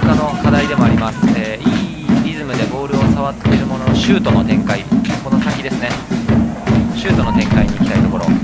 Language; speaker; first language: Japanese; native; Japanese